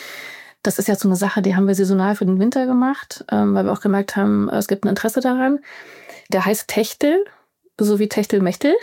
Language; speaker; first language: German; native; German